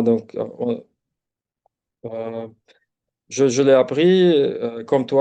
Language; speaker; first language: French; non-native, local second language; Arabic